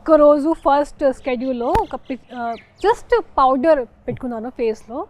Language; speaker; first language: Telugu; non-native, local second language; Hindi